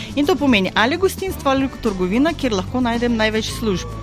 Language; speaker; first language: Slovenian; non-native, fluent; Ukrainian